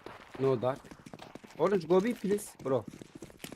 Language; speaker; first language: English; non-native, learner; Turkish